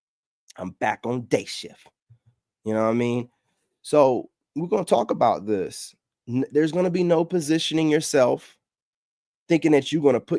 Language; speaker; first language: English; native; English